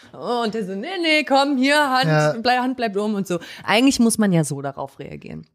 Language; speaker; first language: German; native; German